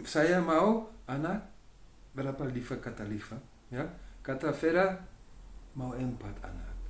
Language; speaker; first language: Indonesian; non-native, learner; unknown